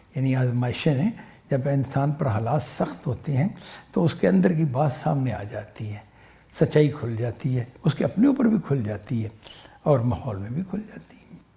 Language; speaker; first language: Urdu; non-native, local second language; Punjabi